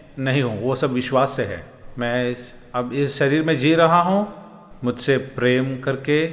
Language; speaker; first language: Hindi; non-native, local second language; Malayalam